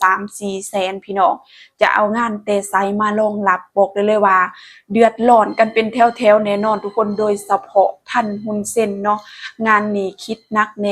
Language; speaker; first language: Thai; non-native, local second language; Northeastern Thai